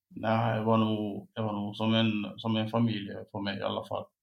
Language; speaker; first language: Swedish; non-native, fluent; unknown